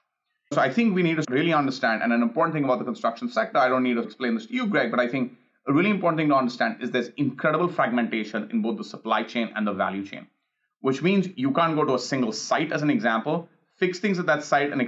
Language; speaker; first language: English; non-native, local second language; Hindi